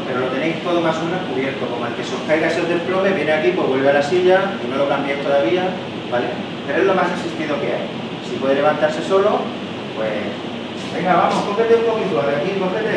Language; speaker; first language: Spanish; native; Spanish